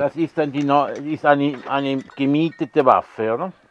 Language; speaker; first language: German; native; German